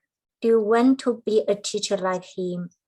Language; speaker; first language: English; non-native, learner; Chinese